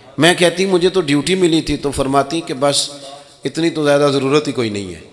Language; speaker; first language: Urdu; non-native, local second language; Punjabi